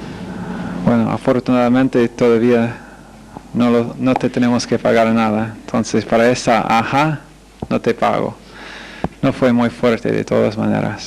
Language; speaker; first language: Spanish; non-native, fluent; English